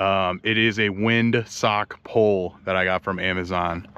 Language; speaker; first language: English; native; English